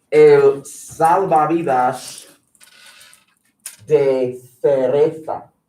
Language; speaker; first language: Spanish; non-native, fluent; English